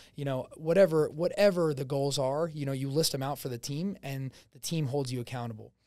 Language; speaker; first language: English; native; English